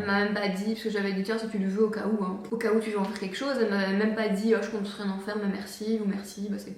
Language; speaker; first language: French; native; French